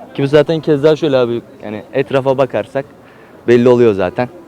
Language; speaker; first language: Turkish; native; Turkish